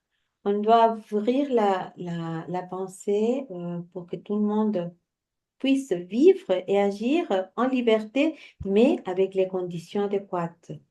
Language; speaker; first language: French; non-native, fluent; Spanish